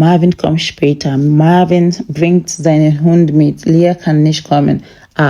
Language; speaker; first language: German; non-native, fluent; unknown